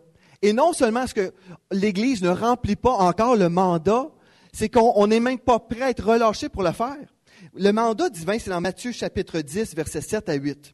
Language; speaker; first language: French; native; French